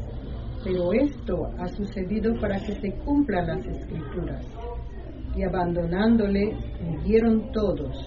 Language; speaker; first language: Spanish; native; Spanish